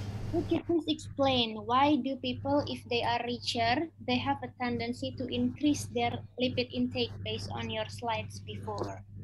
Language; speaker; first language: English; non-native, fluent; Indonesian